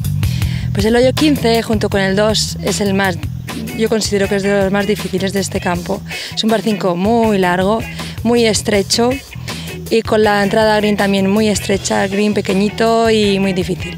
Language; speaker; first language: Spanish; native; Spanish